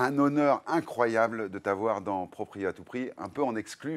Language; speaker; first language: French; native; French